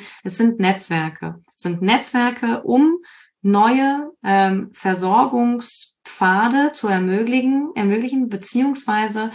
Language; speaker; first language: German; native; German